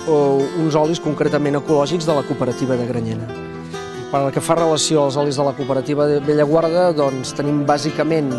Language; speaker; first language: Catalan; native; Catalan